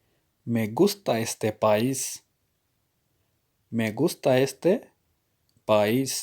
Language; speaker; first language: Spanish; non-native, fluent; Urdu